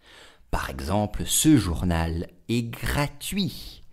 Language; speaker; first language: French; native; French